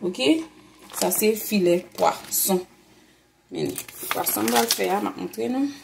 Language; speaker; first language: French; non-native, learner; Haitian Creole